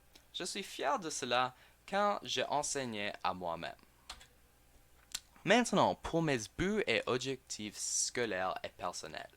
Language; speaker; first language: French; non-native, learner; English